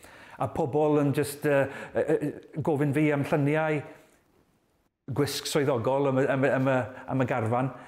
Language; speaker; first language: Welsh; non-native, learner; English